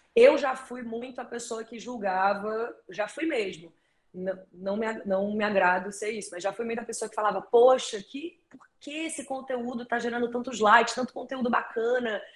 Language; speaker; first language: Portuguese; native; Portuguese